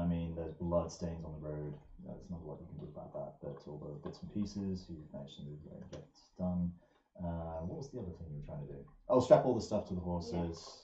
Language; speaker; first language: English; native; English